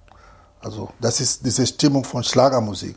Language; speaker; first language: German; non-native, fluent; Lingala